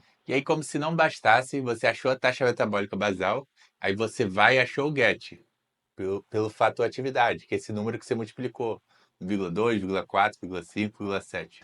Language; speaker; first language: Portuguese; native; Portuguese